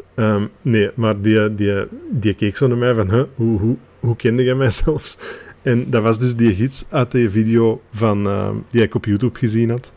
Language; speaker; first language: Dutch; native; Dutch